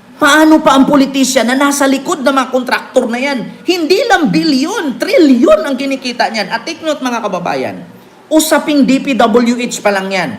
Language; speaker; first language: Filipino; native; Filipino